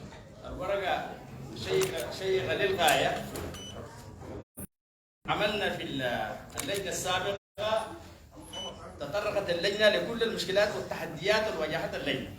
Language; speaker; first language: Arabic; native; Arabic